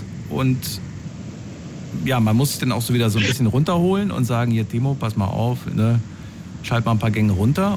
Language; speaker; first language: German; native; German